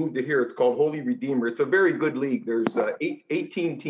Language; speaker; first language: English; native; English